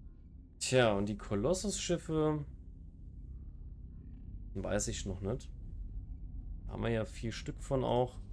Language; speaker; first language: German; native; German